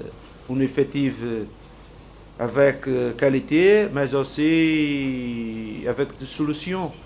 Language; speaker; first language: French; non-native, learner; Portuguese